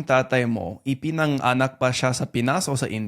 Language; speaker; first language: Filipino; non-native, fluent; English